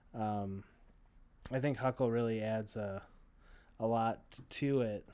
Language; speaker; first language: English; native; English